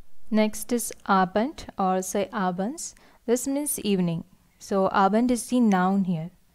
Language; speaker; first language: English; non-native, local second language; Hindi